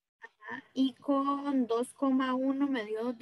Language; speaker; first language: Spanish; native; Spanish